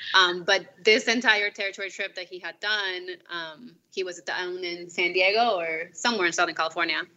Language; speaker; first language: English; non-native, fluent; Spanish